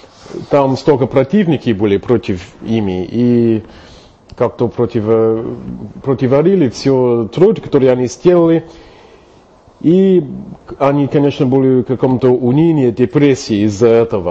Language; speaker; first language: Russian; non-native, fluent; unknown